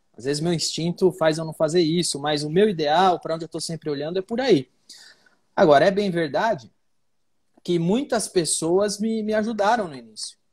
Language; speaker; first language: Portuguese; native; Portuguese